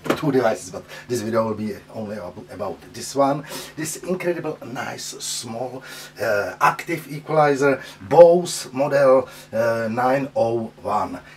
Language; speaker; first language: English; non-native, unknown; Czech